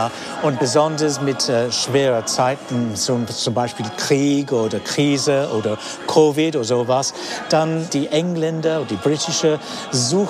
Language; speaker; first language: German; non-native, fluent; English